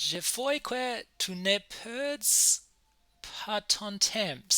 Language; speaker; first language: French; non-native, learner; English